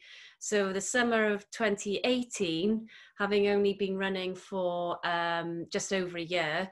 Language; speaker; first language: English; native; English